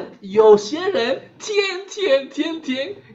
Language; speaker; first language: Chinese; non-native, fluent; Spanish